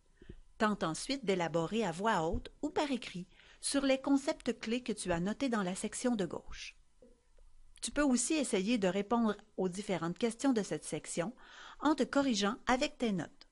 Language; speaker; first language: French; native; French